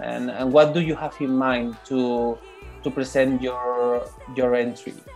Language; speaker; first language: English; non-native, learner; Spanish